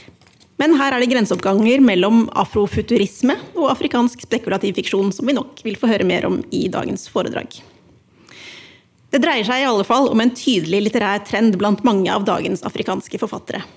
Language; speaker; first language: Norwegian; native; Norwegian